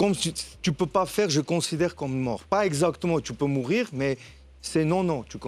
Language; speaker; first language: French; non-native, fluent; Armenian